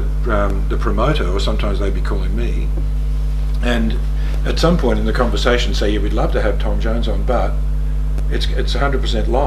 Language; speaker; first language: English; native; English